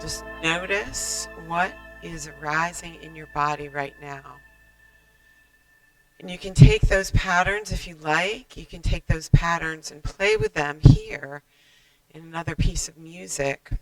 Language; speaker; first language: English; native; English